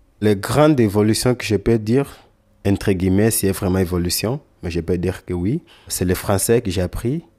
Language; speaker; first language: French; non-native, learner; Lingala